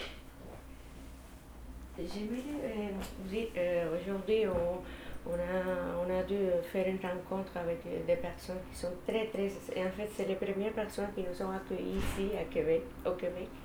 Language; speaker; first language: French; non-native, fluent; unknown